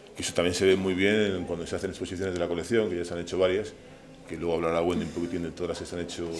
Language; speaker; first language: Spanish; native; Spanish